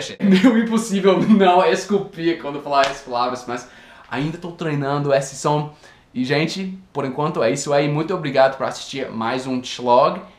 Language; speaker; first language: Portuguese; non-native, fluent; English